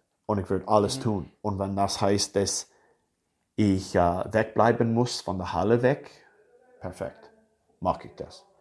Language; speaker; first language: German; non-native, fluent; English